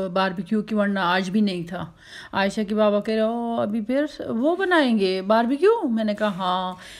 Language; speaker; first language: Urdu; native; Urdu